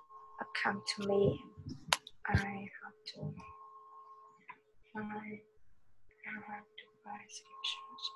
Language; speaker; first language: English; non-native, learner; Vietnamese